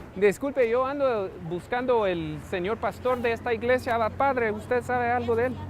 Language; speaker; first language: Spanish; non-native, fluent; English